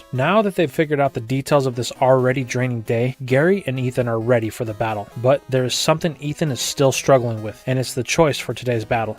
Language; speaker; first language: English; native; English